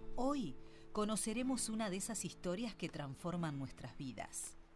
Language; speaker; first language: Spanish; native; Spanish